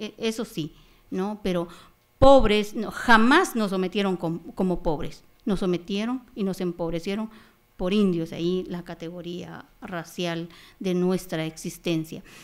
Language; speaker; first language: Spanish; non-native, local second language; Kaqchikel